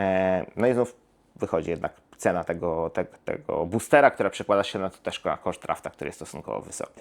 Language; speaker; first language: Polish; native; Polish